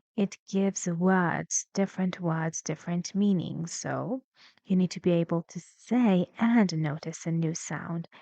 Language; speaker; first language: English; non-native, fluent; Persian